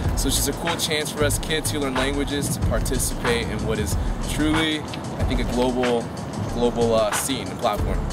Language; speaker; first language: English; native; English